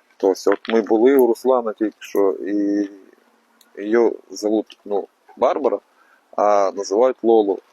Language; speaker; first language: Ukrainian; non-native, local second language; Russian